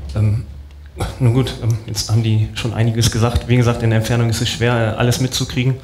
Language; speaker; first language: German; native; German